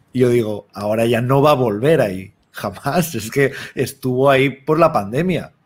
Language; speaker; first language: Spanish; native; Spanish